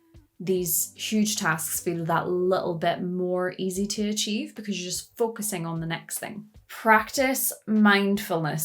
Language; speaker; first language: English; native; English